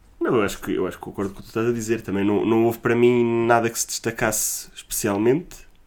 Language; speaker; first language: Portuguese; native; Portuguese